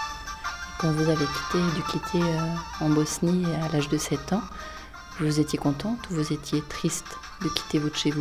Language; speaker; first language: French; native; French